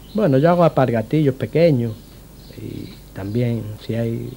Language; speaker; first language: Spanish; native; Spanish